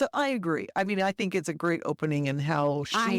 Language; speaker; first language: English; native; English